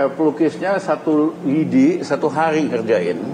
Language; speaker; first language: Indonesian; native; Indonesian